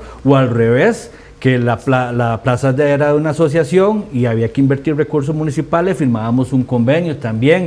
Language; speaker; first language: Spanish; native; Spanish